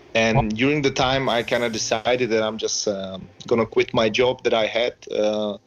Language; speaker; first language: English; non-native, fluent; Czech